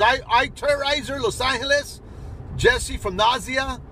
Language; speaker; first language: English; early bilingual, other home language; Spanish